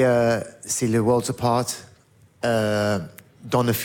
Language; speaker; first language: French; non-native, learner; English